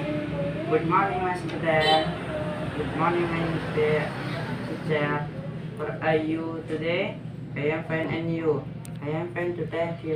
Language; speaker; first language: English; non-native, learner; Indonesian